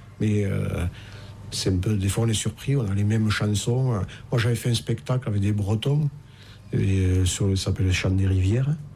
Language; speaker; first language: French; native; French